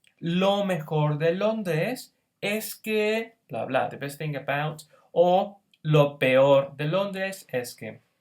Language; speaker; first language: Spanish; non-native, fluent; English